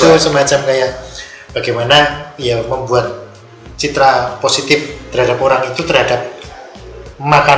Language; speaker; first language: Indonesian; non-native, local second language; Javanese